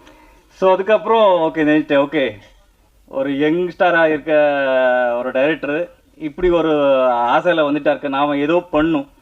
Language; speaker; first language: Tamil; non-native, learner; Kannada